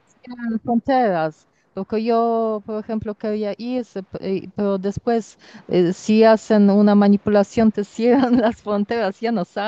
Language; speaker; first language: Spanish; non-native, learner; Polish